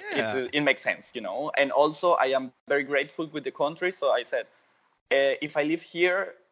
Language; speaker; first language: English; non-native, fluent; Spanish